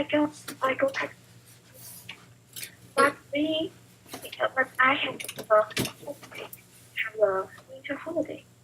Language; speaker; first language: English; non-native, learner; Chinese